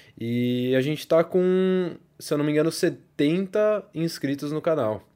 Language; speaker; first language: Portuguese; native; Portuguese